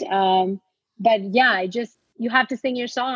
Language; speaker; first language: English; non-native, local second language; Hindi